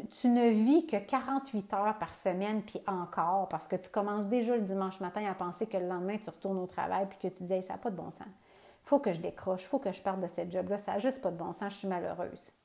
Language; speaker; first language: French; native; French